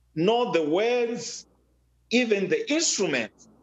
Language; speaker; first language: English; non-native, local second language; Shona